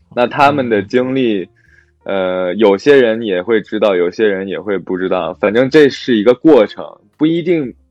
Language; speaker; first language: Chinese; non-native, local second language; Korean